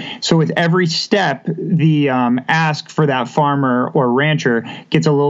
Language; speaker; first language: English; native; English